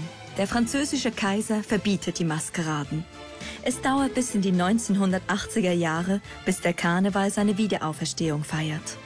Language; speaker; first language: German; native; German